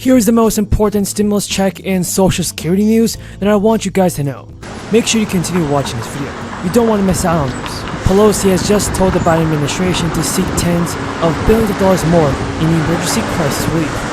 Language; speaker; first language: English; native; English